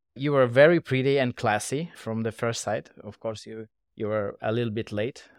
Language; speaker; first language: English; non-native, fluent; Russian